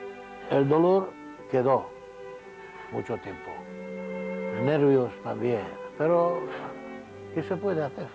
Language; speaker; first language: Spanish; non-native, fluent; Hungarian